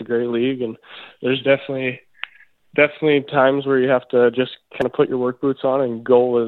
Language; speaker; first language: English; native; English